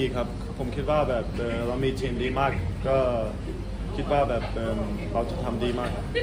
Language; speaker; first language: Thai; early bilingual, heritage; Thai